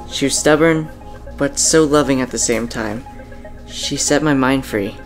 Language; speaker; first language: English; native; English